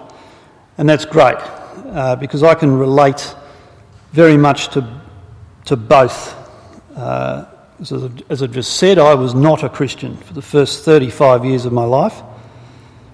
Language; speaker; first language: English; native; English